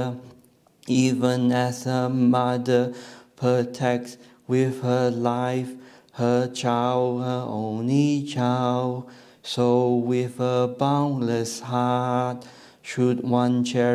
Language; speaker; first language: English; non-native, local second language; Chinese